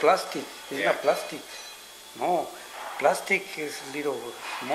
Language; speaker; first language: English; non-native, learner; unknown